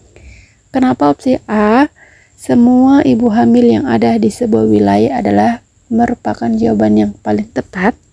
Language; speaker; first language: Indonesian; native; Indonesian